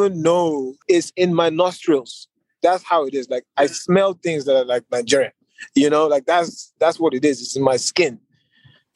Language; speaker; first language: English; non-native, local second language; Yoruba